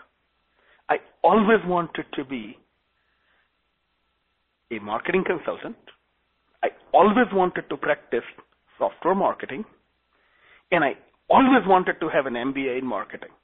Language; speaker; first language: English; non-native, local second language; Gujarati